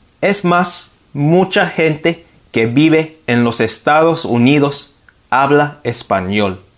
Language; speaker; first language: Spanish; non-native, fluent; English